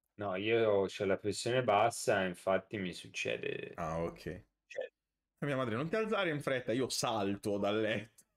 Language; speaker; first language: Italian; native; Italian